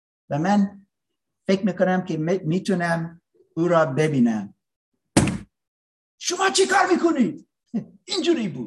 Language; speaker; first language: Persian; non-native, learner; English